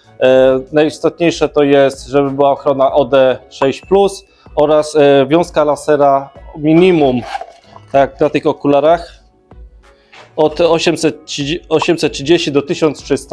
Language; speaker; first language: Polish; native; Polish